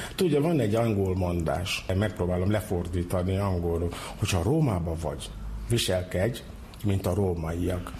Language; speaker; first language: Hungarian; non-native, fluent; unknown